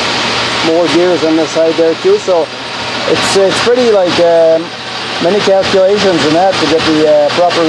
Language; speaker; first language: English; non-native, local second language; French